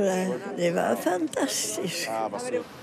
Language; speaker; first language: Swedish; non-native, fluent; Hungarian